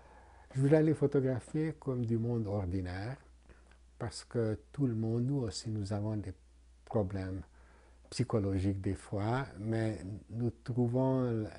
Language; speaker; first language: French; non-native, fluent; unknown